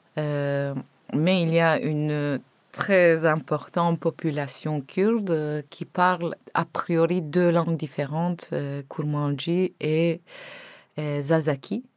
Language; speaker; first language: French; non-native, fluent; Turkish